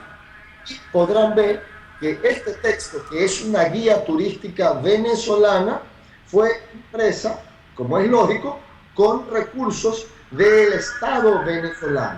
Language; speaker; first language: Spanish; native; Spanish